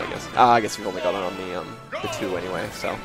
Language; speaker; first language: English; native; English